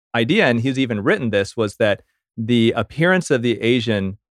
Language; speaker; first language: English; early bilingual, other home language; Korean